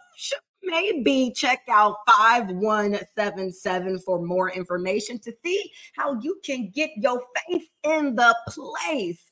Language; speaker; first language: English; native; English